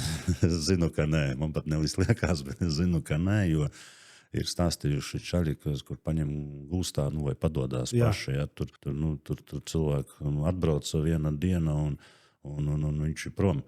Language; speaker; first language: Latvian; native; Latvian